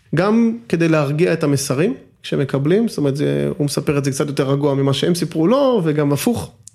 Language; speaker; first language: Hebrew; native; Hebrew